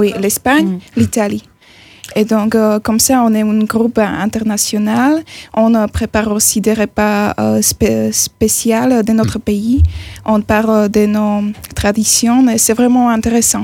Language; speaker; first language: French; non-native, learner; Slovak